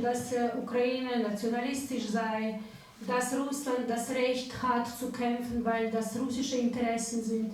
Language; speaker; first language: German; non-native, fluent; Ukrainian